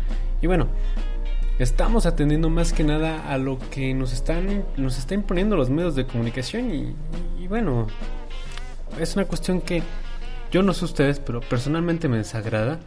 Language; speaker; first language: Spanish; native; Spanish